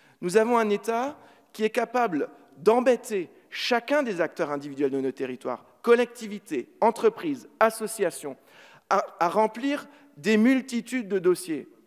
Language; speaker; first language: French; native; French